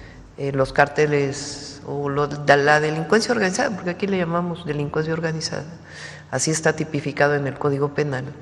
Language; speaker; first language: Spanish; native; Spanish